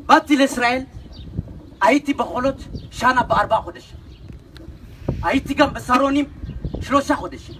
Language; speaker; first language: Hebrew; non-native, learner; Tigrinya